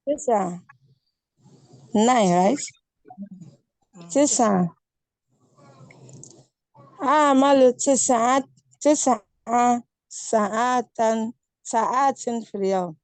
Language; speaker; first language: Arabic; non-native, learner; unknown